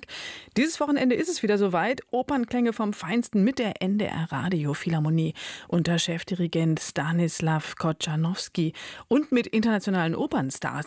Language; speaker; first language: German; native; German